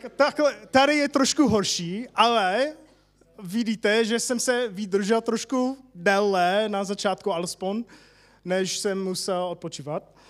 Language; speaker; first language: Czech; non-native, fluent; English